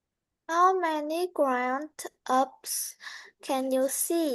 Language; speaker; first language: English; non-native, learner; Vietnamese